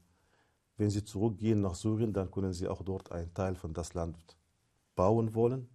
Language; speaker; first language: German; non-native, fluent; Arabic